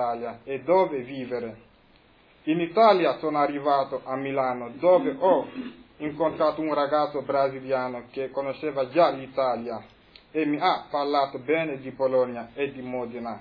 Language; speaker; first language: Italian; non-native, fluent; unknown